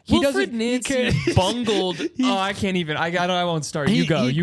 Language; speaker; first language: English; native; English